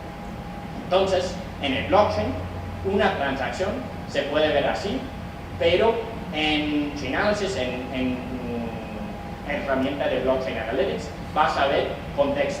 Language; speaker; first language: Spanish; non-native, fluent; English